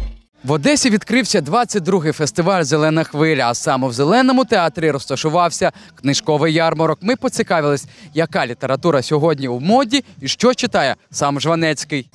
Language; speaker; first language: Ukrainian; non-native, local second language; Russian